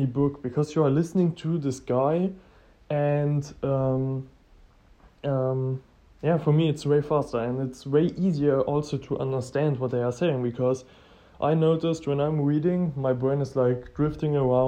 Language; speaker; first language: English; non-native, fluent; German